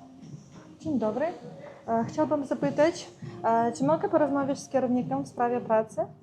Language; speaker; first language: Polish; non-native, learner; Russian